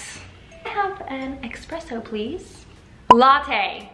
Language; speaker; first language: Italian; non-native, fluent; English